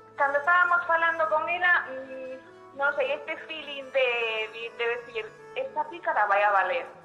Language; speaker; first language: Galician; non-native, local second language; Spanish